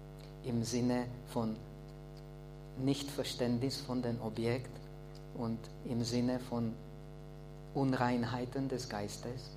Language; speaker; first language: German; non-native, fluent; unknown